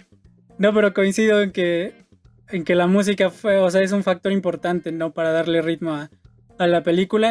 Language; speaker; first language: Spanish; native; Spanish